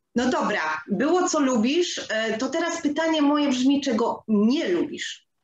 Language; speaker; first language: Polish; native; Polish